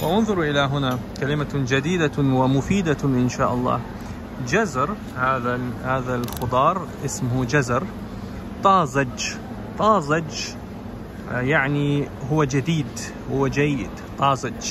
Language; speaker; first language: Arabic; non-native, fluent; Russian